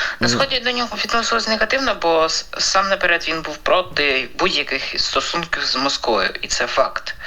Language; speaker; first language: Ukrainian; non-native, local second language; Russian